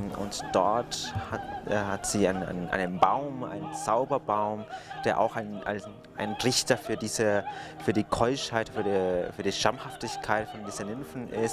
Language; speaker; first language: German; non-native, fluent; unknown